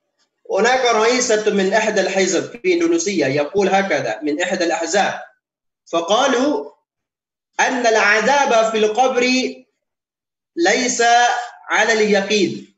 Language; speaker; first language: Arabic; non-native, fluent; Indonesian